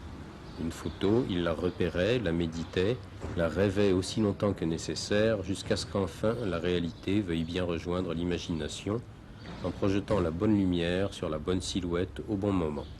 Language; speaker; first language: French; native; French